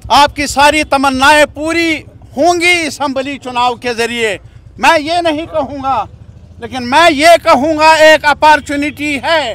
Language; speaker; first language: Urdu; native; Urdu